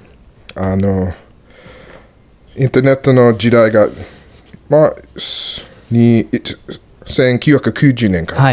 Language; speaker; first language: Japanese; non-native, learner; English